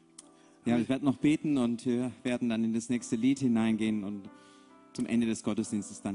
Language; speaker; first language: German; native; German